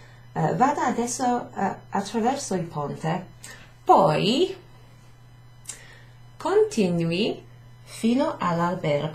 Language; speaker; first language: Italian; non-native, fluent; English